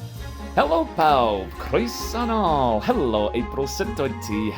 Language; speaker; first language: Welsh; non-native, learner; English